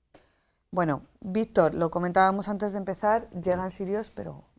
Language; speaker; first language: Spanish; native; Spanish